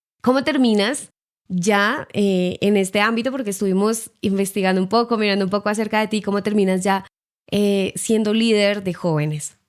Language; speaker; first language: Spanish; native; Spanish